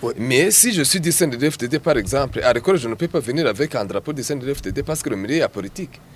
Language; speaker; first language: French; non-native, local second language; Rundi